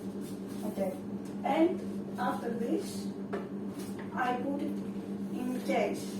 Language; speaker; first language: English; non-native, learner; Greek